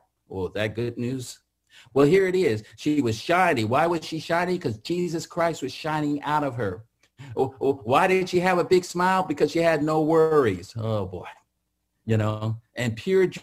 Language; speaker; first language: English; native; English